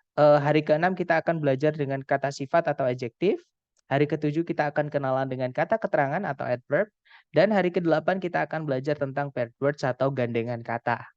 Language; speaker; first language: Indonesian; non-native, local second language; Javanese